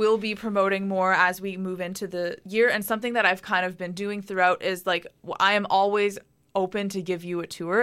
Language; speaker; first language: English; native; English